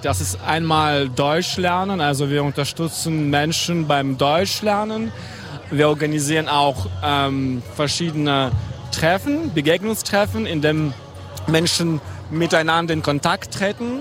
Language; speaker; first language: German; non-native, fluent; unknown